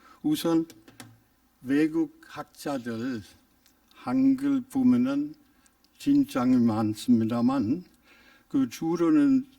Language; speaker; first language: Korean; non-native, fluent; German